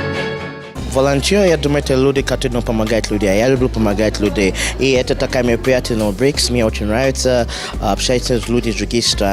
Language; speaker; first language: Russian; non-native, learner; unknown